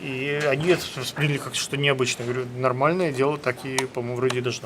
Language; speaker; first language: Russian; native; Russian